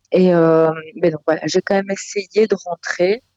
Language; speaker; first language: French; native; French